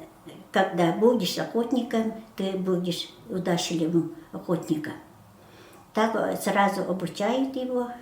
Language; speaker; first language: Russian; non-native, local second language; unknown